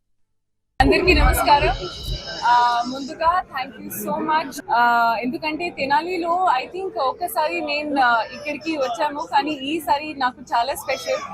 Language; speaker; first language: Telugu; non-native, learner; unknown